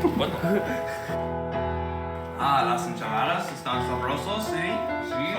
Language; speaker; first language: Spanish; non-native, learner; English